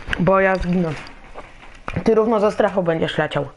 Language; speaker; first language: Polish; native; Polish